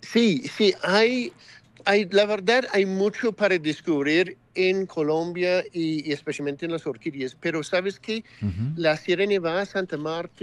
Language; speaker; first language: Spanish; non-native, fluent; English